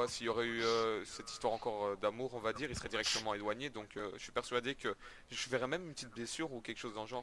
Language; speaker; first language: French; native; French